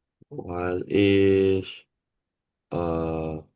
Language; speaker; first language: German; non-native, learner; Indonesian